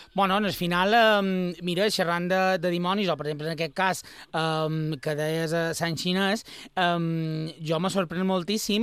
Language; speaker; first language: Catalan; native; Catalan